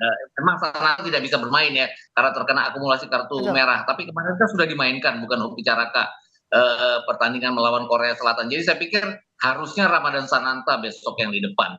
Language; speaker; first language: Indonesian; native; Indonesian